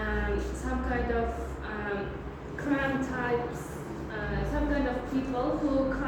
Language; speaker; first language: English; non-native, learner; Uzbek